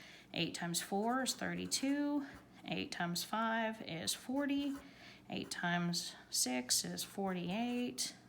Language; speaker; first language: English; native; English